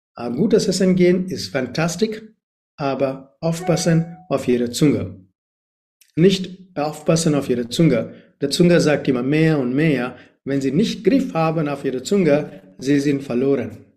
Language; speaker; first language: German; non-native, learner; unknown